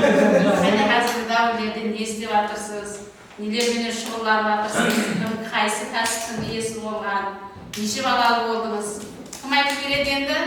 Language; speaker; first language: Kazakh; native; Kazakh